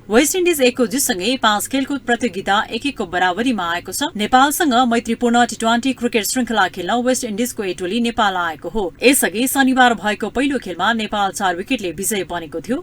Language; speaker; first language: Nepali; native; Nepali